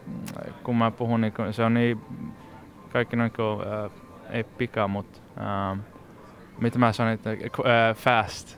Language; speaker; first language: Finnish; early bilingual, heritage; Swedish